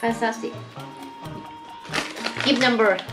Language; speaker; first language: English; non-native, learner; Thai